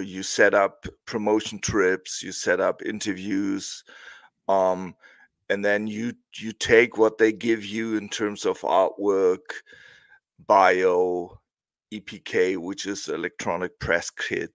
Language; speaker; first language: English; non-native, fluent; German